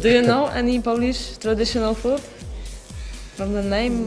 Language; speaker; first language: English; non-native, fluent; Polish